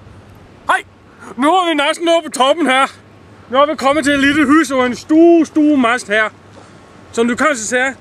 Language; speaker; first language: Norwegian; non-native, learner; Swedish